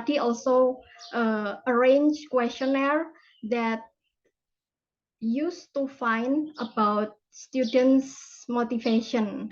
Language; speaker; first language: English; non-native, fluent; Indonesian